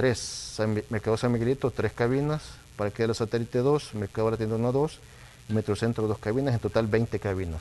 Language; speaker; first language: Spanish; native; Spanish